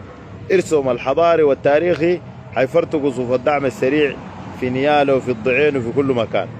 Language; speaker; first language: Arabic; native; Arabic